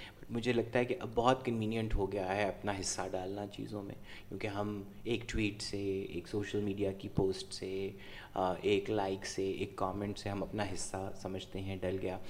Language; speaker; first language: Urdu; non-native, local second language; Punjabi